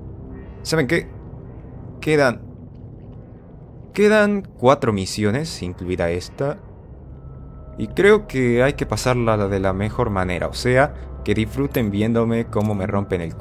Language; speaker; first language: Spanish; native; Spanish